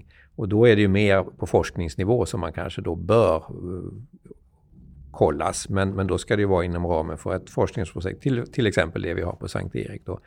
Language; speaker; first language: Swedish; native; Swedish